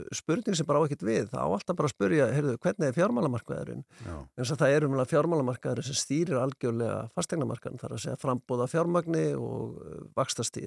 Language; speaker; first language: Icelandic; native; Icelandic